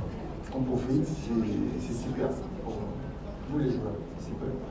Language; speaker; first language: French; non-native, local second language; Lingala